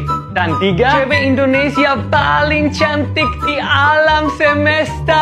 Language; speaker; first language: Indonesian; non-native, fluent; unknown